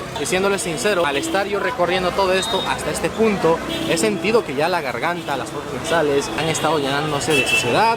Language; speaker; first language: Spanish; native; Spanish